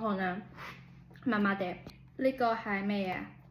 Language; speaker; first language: Cantonese; early bilingual, heritage; Cantonese